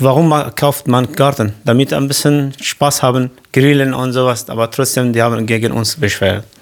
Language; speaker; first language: German; non-native, learner; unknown